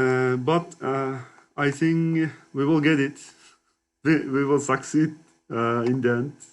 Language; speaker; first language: English; non-native, learner; Turkish